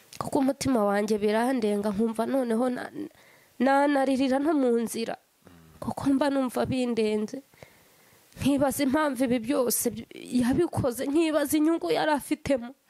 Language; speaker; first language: Kinyarwanda; native; Kinyarwanda